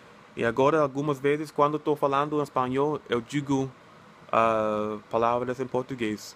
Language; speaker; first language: Portuguese; non-native, learner; English